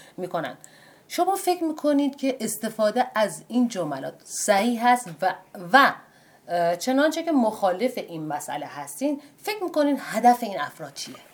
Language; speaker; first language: Persian; non-native, local second language; Azerbaijani